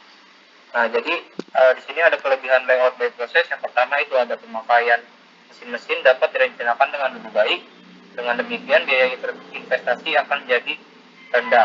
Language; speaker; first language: Indonesian; native; Indonesian